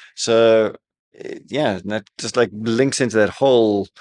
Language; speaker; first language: English; native; English